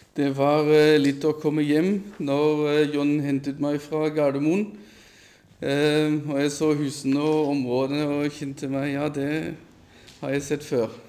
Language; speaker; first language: Norwegian; non-native, fluent; German